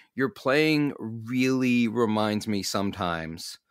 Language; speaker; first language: English; native; English